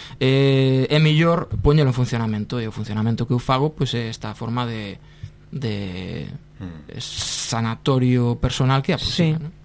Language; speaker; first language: Galician; non-native, local second language; Spanish